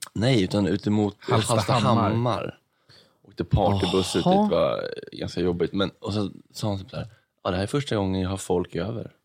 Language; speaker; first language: Swedish; native; Swedish